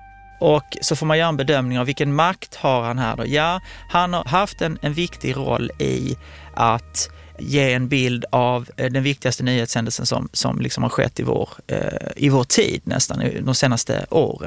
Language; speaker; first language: Swedish; native; Swedish